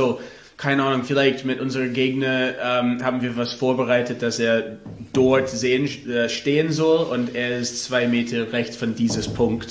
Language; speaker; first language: German; non-native, learner; English